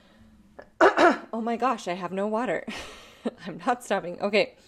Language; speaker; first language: English; native; English